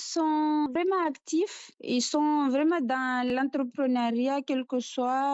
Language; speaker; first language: French; non-native, local second language; Comorian